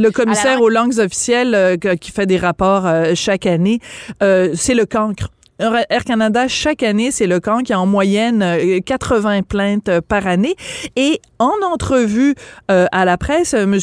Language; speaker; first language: French; native; French